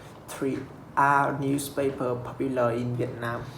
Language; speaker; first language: English; non-native, learner; Vietnamese